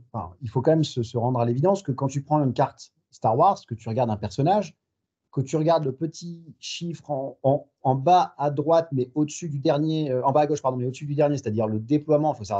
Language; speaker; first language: French; native; French